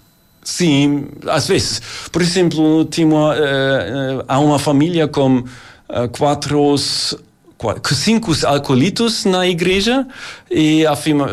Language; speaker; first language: Portuguese; non-native, learner; German